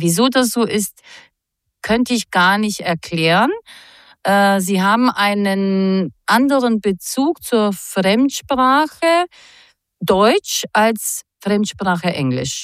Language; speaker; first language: German; non-native, fluent; Croatian